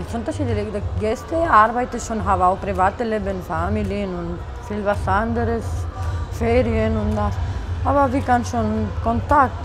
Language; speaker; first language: German; non-native, learner; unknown